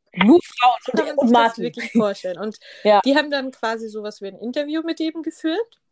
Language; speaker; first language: German; early bilingual, other home language; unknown